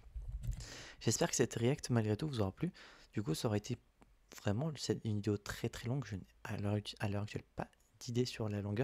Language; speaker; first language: French; native; French